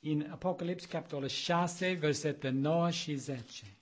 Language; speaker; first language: Romanian; non-native, learner; English